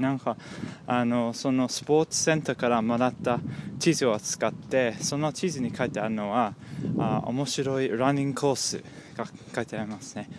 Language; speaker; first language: Japanese; non-native, learner; English